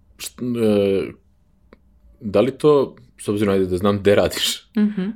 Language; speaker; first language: Serbian; native; Serbian